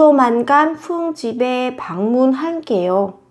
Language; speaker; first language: Korean; non-native, fluent; Vietnamese